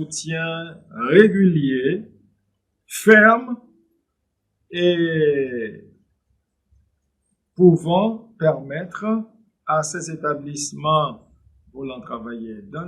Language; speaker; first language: French; non-native, local second language; Haitian Creole